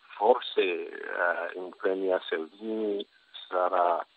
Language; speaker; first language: Italian; non-native, learner; English